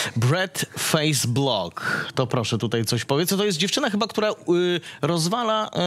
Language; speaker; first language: Polish; native; Polish